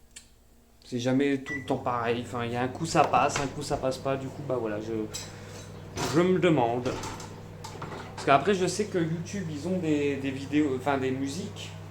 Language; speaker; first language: French; native; French